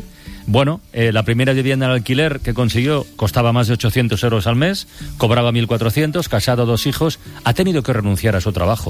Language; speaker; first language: Spanish; native; Spanish